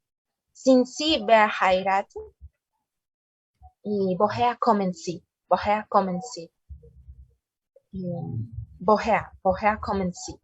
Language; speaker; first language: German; non-native, learner; Spanish